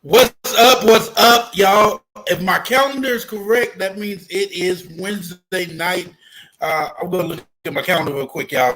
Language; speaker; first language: English; native; English